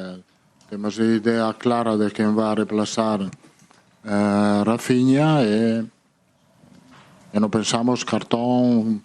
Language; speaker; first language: Portuguese; non-native, learner; Italian